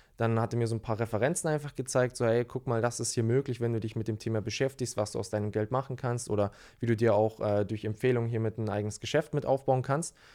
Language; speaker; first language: German; native; German